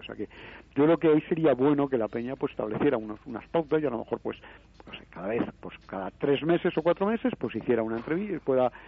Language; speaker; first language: Spanish; native; Spanish